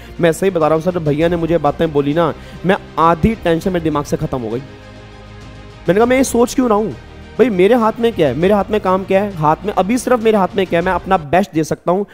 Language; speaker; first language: Hindi; native; Hindi